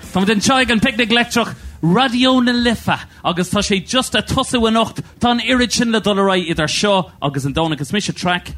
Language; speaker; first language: Irish; non-native, local second language; English